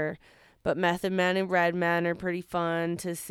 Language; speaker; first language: English; native; English